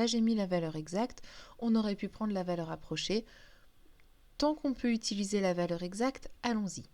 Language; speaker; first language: French; native; French